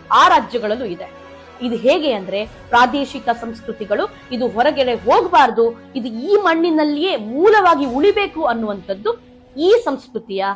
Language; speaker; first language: Kannada; non-native, local second language; Tulu